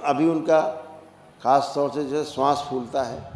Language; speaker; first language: Hindi; native; Hindi